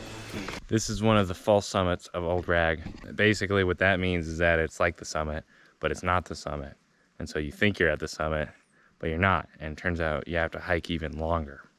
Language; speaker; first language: English; native; English